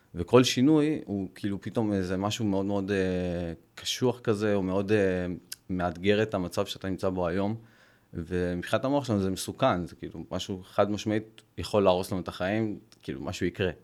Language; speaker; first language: Hebrew; early bilingual, other home language; Russian